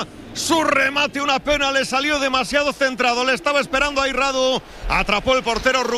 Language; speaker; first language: Spanish; native; Spanish